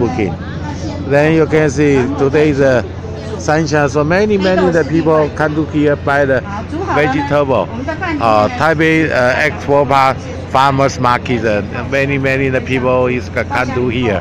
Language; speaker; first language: English; non-native, learner; Chinese